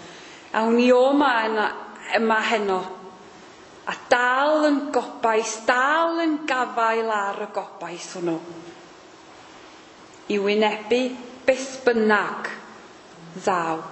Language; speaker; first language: Welsh; native; Welsh